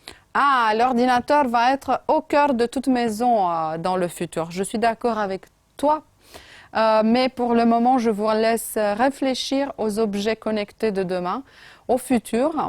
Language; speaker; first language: French; non-native, fluent; Romanian